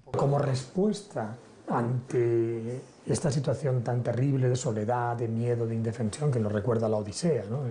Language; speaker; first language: Spanish; native; Spanish